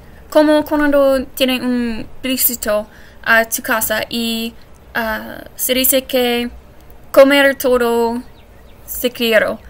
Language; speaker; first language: Spanish; non-native, learner; English